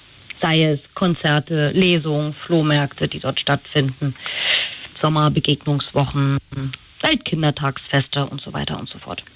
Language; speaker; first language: German; native; German